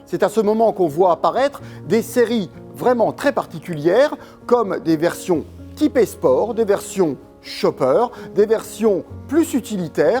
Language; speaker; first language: French; native; French